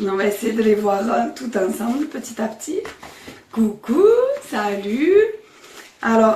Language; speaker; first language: French; native; French